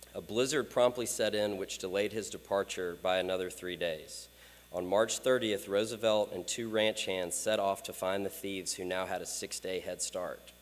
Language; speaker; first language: English; native; English